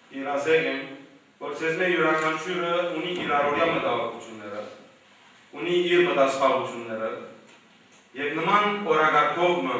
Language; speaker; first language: Armenian; early bilingual, heritage; Armenian